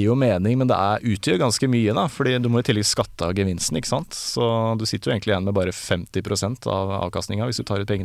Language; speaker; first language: Norwegian; native; Norwegian